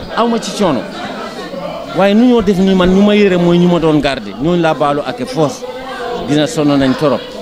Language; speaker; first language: Wolof; non-native, local second language; Fula